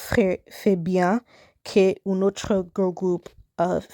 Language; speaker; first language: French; non-native, learner; English